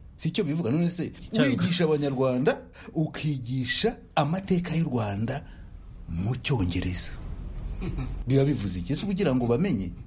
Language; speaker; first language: Kinyarwanda; native; Kinyarwanda